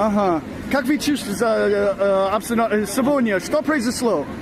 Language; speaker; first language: Russian; non-native, learner; English